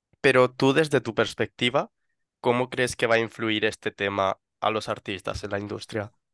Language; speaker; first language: Spanish; native; Spanish